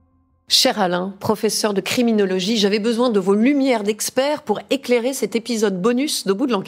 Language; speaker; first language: French; native; French